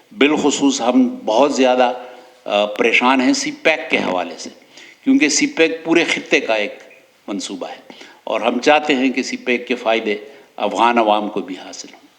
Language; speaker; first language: Urdu; non-native, local second language; Pashto